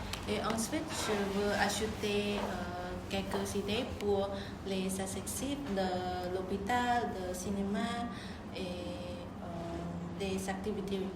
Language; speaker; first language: French; non-native, learner; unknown